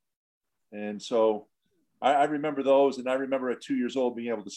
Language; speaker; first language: English; native; English